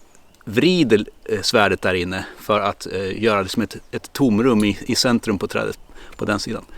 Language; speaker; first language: Swedish; native; Swedish